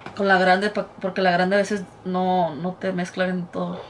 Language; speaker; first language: Spanish; early bilingual, heritage; Spanish